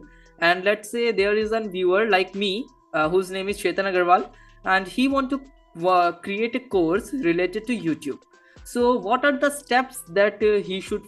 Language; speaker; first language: English; non-native, local second language; Hindi